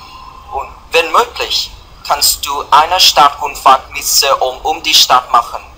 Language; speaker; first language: German; non-native, learner; Vietnamese